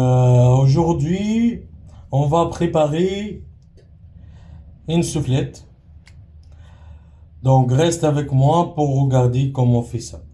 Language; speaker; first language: French; non-native, learner; Arabic